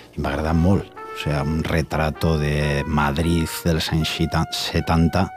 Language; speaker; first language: Catalan; non-native, local second language; Spanish